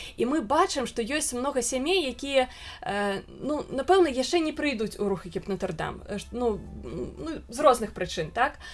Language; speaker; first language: Belarusian; native; Belarusian